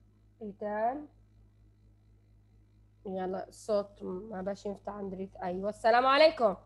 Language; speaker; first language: Arabic; native; Arabic